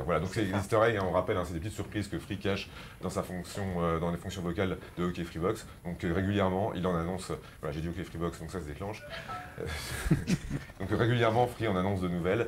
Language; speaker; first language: French; native; French